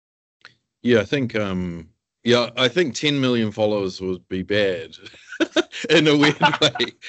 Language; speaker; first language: English; native; English